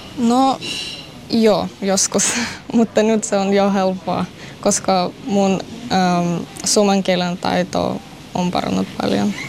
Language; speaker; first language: Finnish; non-native, learner; Russian